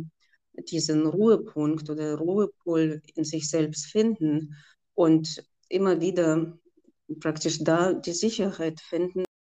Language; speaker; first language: German; non-native, fluent; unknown